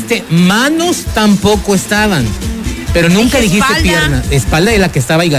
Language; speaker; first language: Spanish; native; Spanish